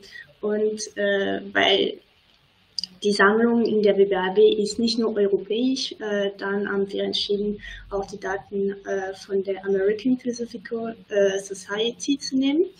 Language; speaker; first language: German; non-native, fluent; French